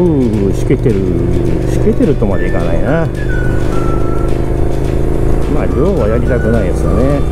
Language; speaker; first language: Japanese; native; Japanese